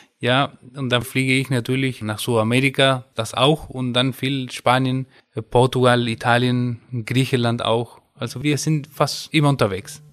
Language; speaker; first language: German; non-native, fluent; Spanish